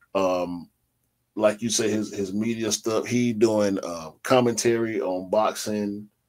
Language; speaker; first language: English; native; English